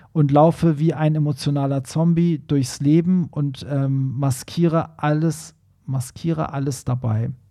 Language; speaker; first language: German; non-native, fluent; Persian